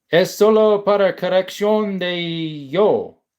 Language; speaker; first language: Spanish; non-native, learner; English